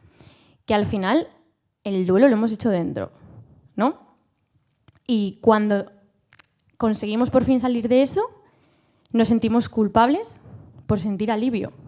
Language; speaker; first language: Spanish; native; Spanish